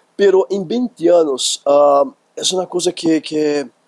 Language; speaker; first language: Spanish; non-native, learner; Portuguese